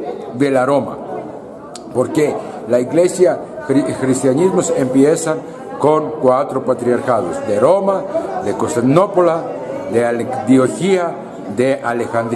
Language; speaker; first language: Spanish; non-native, learner; Greek